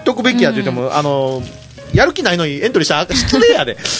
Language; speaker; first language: Japanese; native; Japanese